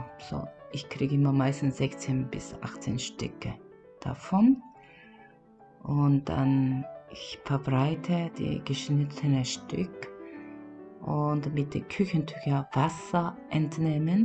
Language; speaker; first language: German; non-native, learner; Korean